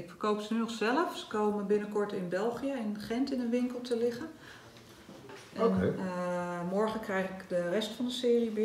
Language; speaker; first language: Dutch; native; Dutch